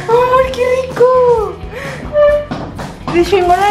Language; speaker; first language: Spanish; native; Spanish